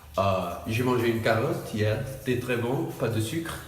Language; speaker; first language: French; non-native, learner; English